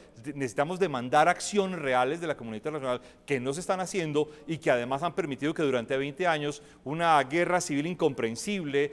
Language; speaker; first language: Spanish; native; Spanish